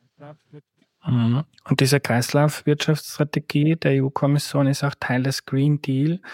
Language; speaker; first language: German; native; German